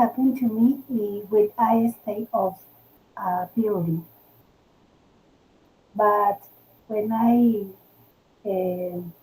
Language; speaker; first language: English; non-native, learner; Spanish